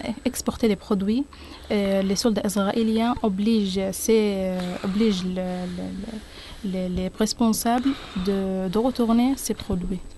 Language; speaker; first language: French; non-native, learner; Arabic